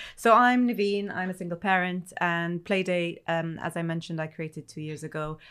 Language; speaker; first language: English; non-native, fluent; Arabic